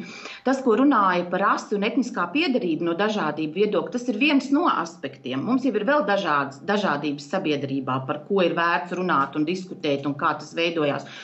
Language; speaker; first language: Latvian; native; Latvian